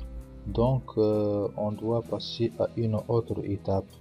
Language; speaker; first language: French; non-native, local second language; Arabic